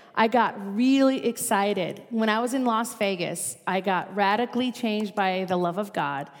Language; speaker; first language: English; native; English